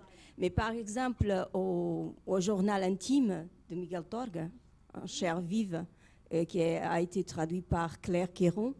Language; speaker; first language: French; non-native, fluent; Portuguese